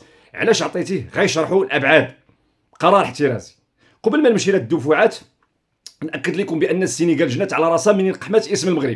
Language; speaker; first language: Arabic; native; Arabic